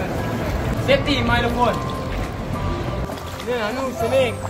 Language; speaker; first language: English; non-native, learner; Thai